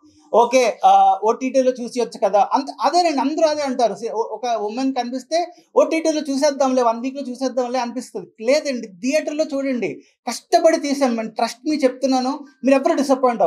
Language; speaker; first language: Telugu; native; Telugu